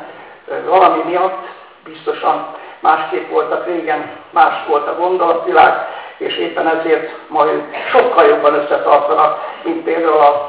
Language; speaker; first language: Hungarian; native; Hungarian